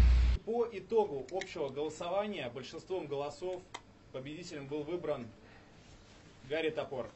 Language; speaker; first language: Russian; native; Russian